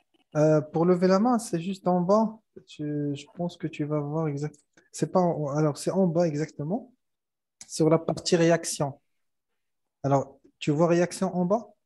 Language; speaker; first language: French; non-native, local second language; Arabic